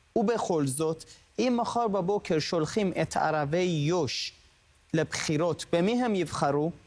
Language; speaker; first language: Hebrew; non-native, fluent; Persian